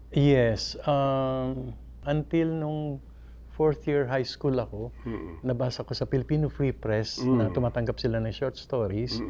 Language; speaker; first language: Filipino; non-native, local second language; Bikol